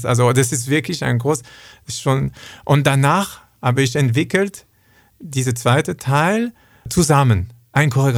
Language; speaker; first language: German; non-native, learner; French